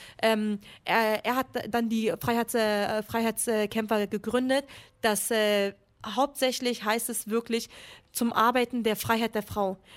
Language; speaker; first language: German; early bilingual, other home language; Kurdish